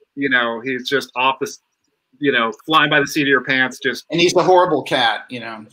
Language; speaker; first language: English; native; English